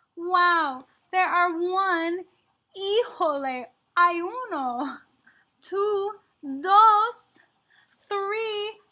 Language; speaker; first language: English; native; English